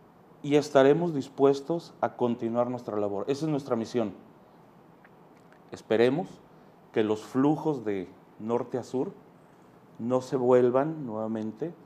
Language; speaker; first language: Spanish; native; Spanish